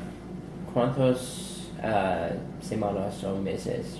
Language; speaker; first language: Spanish; non-native, learner; English